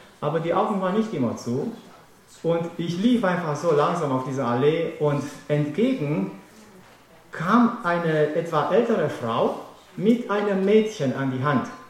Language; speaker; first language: German; non-native, fluent; Romanian